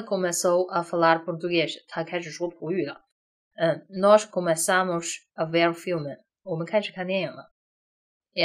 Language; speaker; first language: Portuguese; non-native, fluent; Chinese